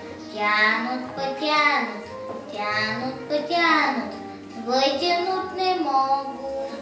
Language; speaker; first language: Russian; non-native, learner; Bulgarian